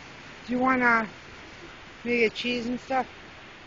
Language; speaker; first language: English; native; English